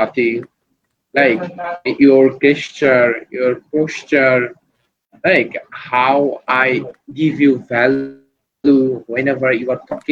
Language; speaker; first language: English; non-native, learner; Bangla